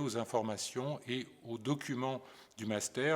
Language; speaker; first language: French; native; French